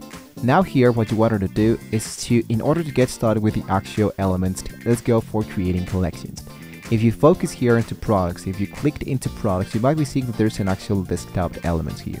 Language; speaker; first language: English; non-native, fluent; Spanish